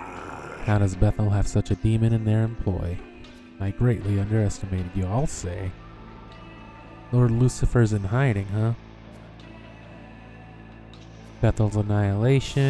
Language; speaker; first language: English; native; English